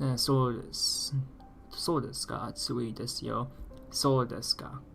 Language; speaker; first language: Japanese; non-native, learner; English